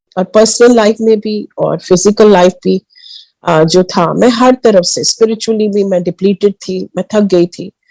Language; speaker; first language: Hindi; early bilingual, heritage; Hindi